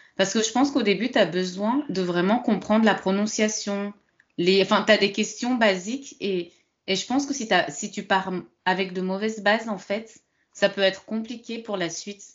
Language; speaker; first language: French; early bilingual, other home language; Spanish